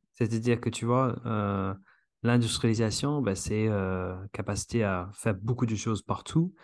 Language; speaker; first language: French; non-native, fluent; English